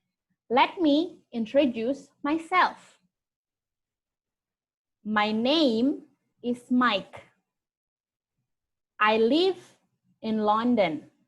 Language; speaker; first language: English; non-native, fluent; Indonesian